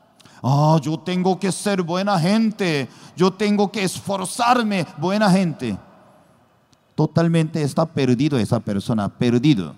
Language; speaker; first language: Spanish; non-native, learner; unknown